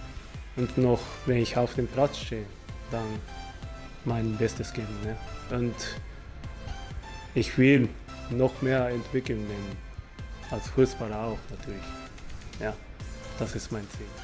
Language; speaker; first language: German; non-native, fluent; Japanese